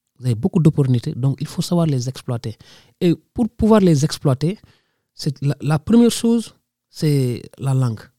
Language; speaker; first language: French; non-native, local second language; Wolof